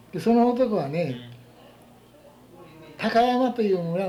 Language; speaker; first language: Japanese; native; Japanese